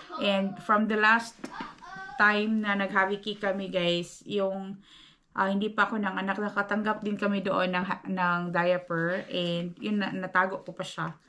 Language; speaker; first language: Filipino; native; Filipino